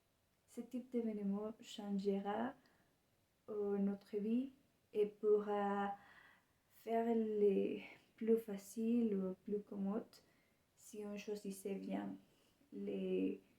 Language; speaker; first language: French; non-native, learner; Spanish